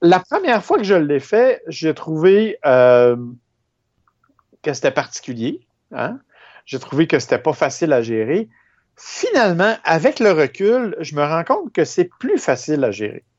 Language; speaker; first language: French; native; French